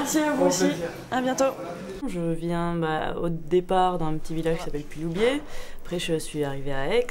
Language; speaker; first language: French; native; French